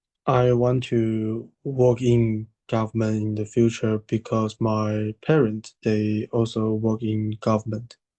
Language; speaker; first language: English; non-native, learner; Chinese